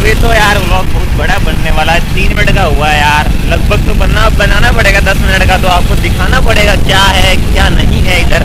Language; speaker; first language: Hindi; native; Hindi